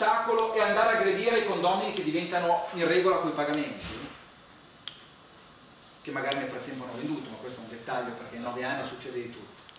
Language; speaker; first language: Italian; native; Italian